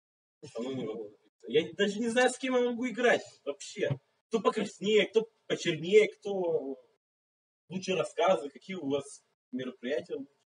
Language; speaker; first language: Russian; native; Russian